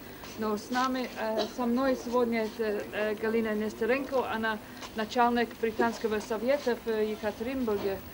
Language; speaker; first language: Russian; non-native, fluent; English